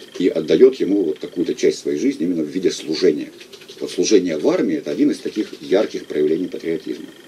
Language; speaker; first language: Russian; native; Russian